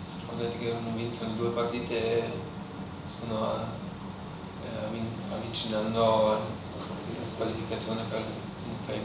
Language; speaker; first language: Italian; non-native, learner; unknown